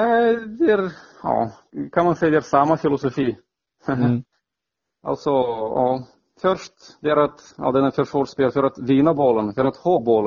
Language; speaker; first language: Swedish; non-native, fluent; Romanian